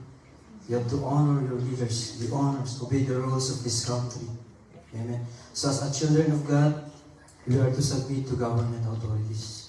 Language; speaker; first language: English; non-native, local second language; Filipino